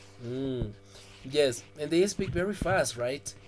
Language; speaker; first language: English; non-native, fluent; Spanish